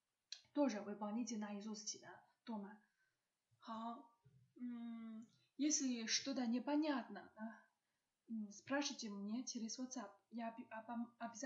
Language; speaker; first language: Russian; non-native, learner; Chinese